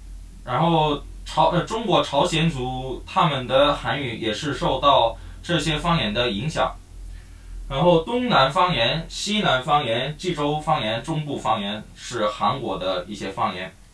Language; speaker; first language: Chinese; non-native, fluent; Korean